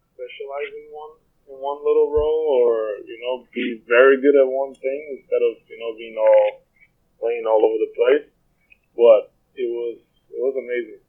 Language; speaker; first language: English; non-native, fluent; Portuguese